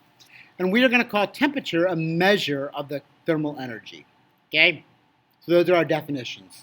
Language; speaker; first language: English; native; English